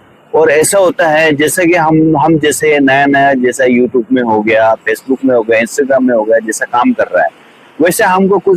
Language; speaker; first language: Hindi; non-native, local second language; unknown